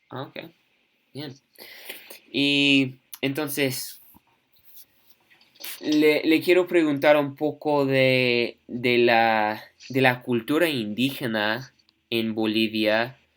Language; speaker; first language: Spanish; non-native, fluent; English